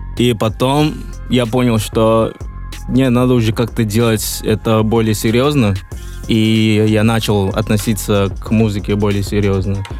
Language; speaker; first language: Russian; non-native, fluent; Yoruba